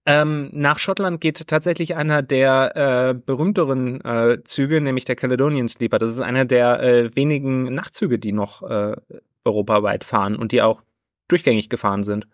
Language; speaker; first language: German; native; German